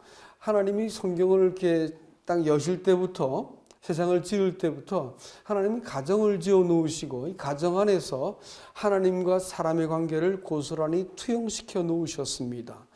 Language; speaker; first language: Korean; native; Korean